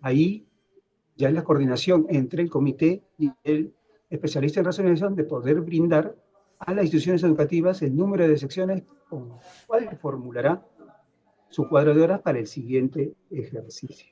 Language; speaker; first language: Spanish; native; Spanish